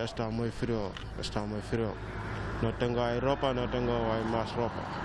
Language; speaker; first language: Spanish; non-native, learner; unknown